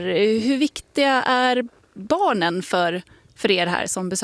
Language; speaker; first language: Swedish; native; Swedish